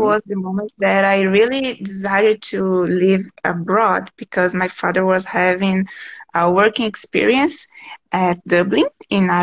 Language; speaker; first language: English; non-native, learner; Portuguese